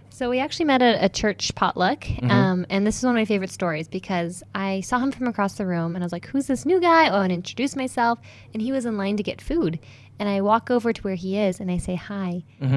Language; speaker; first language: English; native; English